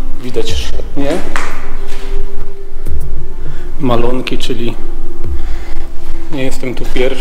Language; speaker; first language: Polish; native; Polish